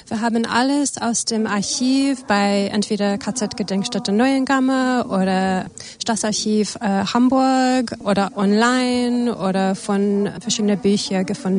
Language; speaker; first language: German; non-native, learner; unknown